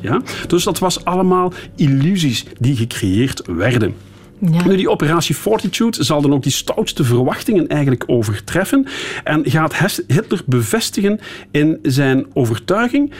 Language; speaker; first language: Dutch; native; Dutch